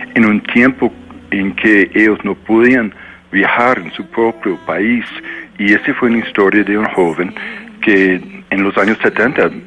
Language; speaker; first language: Spanish; non-native, fluent; English